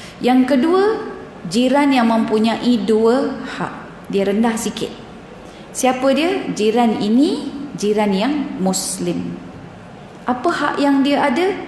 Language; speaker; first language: Malay; native; Malay